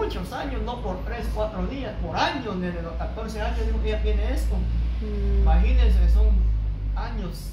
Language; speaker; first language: Spanish; native; Spanish